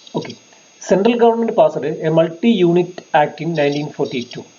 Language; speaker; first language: English; non-native, local second language; Malayalam